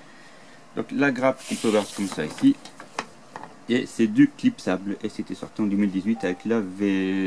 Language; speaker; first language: French; native; French